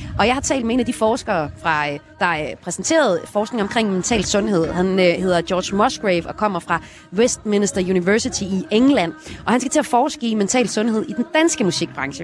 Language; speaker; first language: Danish; native; Danish